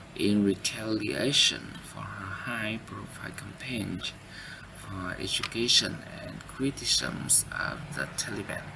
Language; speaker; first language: English; non-native, learner; Vietnamese